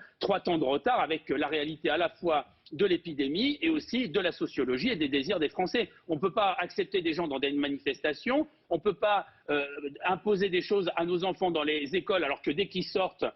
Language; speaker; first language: French; native; French